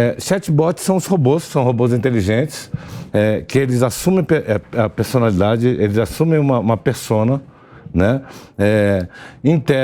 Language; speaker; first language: Portuguese; native; Portuguese